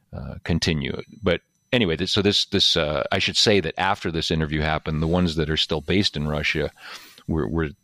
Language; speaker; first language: English; native; English